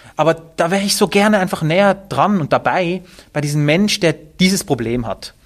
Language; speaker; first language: German; native; German